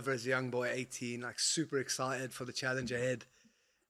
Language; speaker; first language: English; native; English